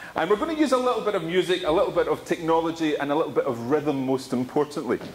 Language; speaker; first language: English; native; English